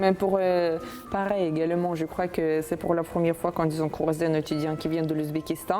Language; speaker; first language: French; non-native, fluent; Uzbek